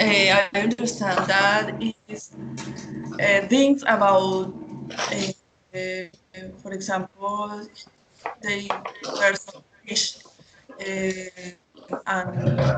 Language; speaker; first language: English; non-native, learner; Spanish